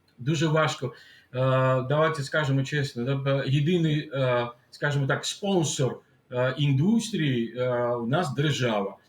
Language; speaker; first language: Ukrainian; non-native, fluent; Georgian